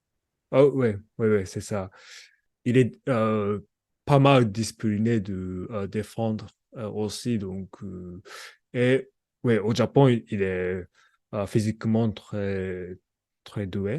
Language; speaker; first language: French; non-native, learner; Japanese